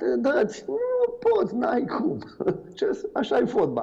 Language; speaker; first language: Romanian; native; Romanian